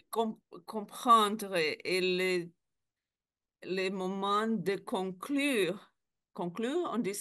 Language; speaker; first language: French; non-native, learner; Spanish